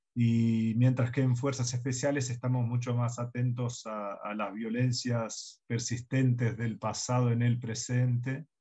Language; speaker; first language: Spanish; early bilingual, heritage; Spanish